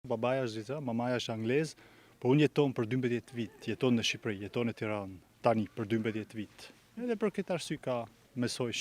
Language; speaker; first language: Albanian; non-native, learner; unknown